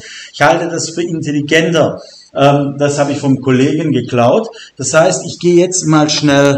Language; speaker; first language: German; native; German